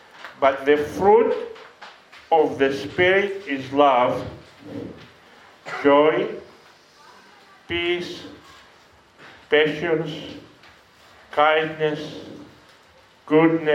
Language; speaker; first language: English; non-native, fluent; Greek